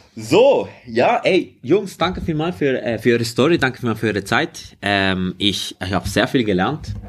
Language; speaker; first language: German; early bilingual, other home language; Spanish